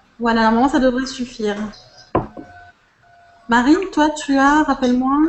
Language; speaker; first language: French; native; French